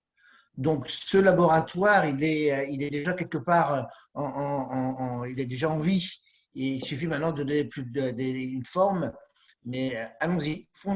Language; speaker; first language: French; native; French